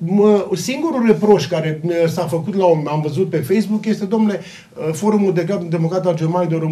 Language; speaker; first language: Romanian; native; Romanian